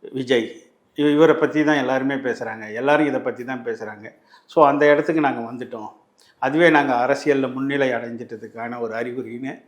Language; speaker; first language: Tamil; native; Tamil